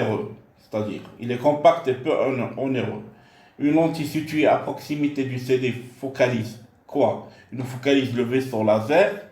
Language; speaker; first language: French; non-native, local second language; Arabic